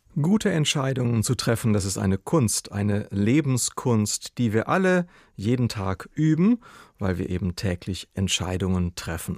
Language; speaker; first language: German; native; German